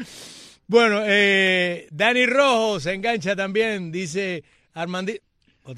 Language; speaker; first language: Spanish; native; Spanish